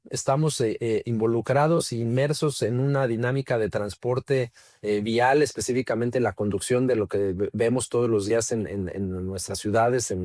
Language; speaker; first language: Spanish; native; Spanish